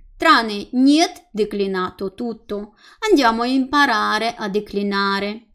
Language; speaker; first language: Italian; non-native, fluent; Russian